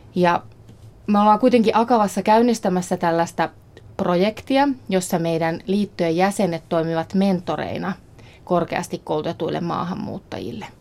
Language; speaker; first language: Finnish; native; Finnish